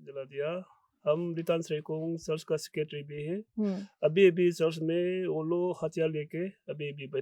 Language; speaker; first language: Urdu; non-native, local second language; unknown